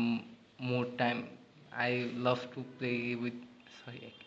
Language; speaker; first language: English; non-native, learner; Bangla